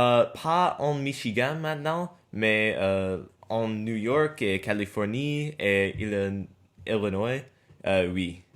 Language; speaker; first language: French; non-native, learner; English